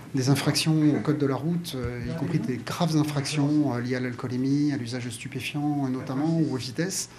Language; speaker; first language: French; native; French